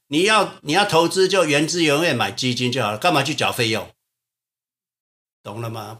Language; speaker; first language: Chinese; native; Chinese